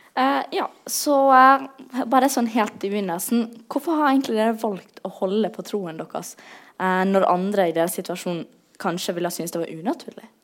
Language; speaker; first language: Norwegian; native; Norwegian